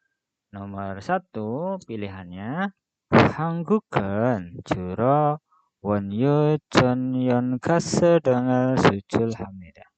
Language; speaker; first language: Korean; non-native, fluent; Indonesian